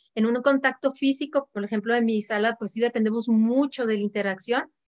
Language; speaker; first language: Spanish; native; Spanish